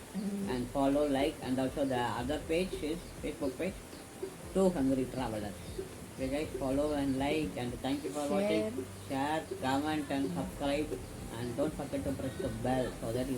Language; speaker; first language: English; non-native, local second language; Tamil